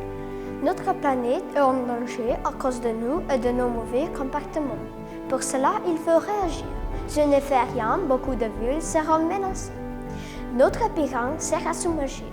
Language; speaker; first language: French; non-native, learner; Slovenian